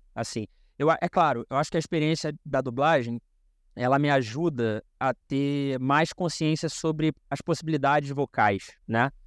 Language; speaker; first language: Portuguese; native; Portuguese